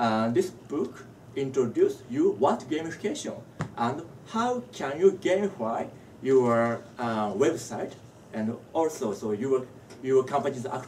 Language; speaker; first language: English; non-native, learner; Japanese